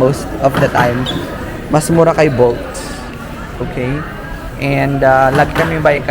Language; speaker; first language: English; non-native, local second language; Filipino